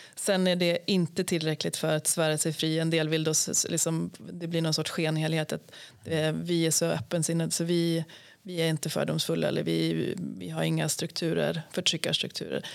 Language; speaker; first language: Swedish; native; Swedish